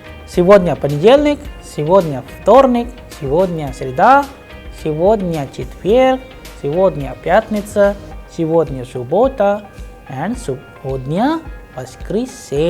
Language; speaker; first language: Russian; non-native, fluent; Hindi